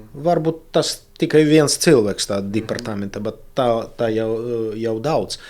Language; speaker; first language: Latvian; non-native, local second language; Russian